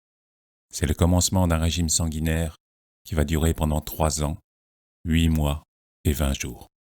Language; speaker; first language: French; native; French